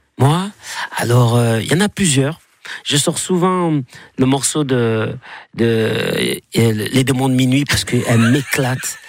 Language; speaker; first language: French; native; French